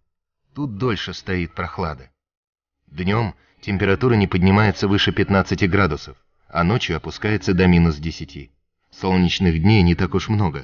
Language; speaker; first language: Russian; native; Russian